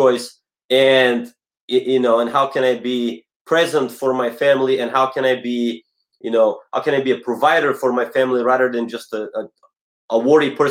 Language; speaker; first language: English; non-native, fluent; Bulgarian